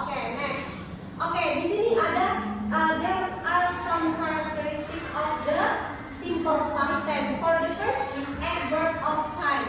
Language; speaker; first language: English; non-native, learner; Indonesian